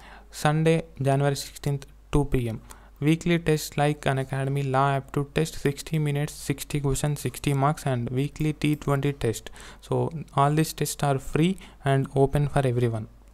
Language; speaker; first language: English; non-native, local second language; Telugu